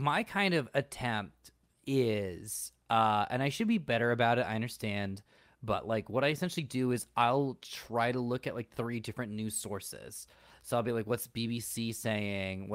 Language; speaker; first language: English; native; English